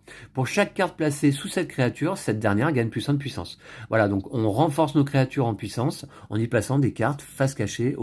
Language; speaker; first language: French; native; French